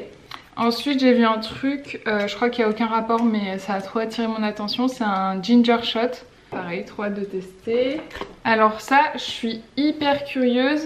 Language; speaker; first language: French; native; French